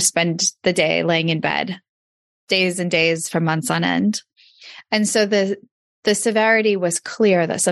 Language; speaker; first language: English; native; English